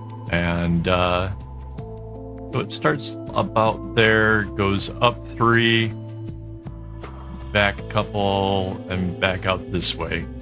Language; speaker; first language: English; native; English